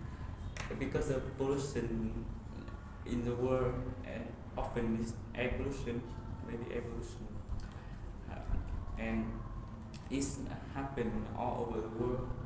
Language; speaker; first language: English; non-native, learner; Vietnamese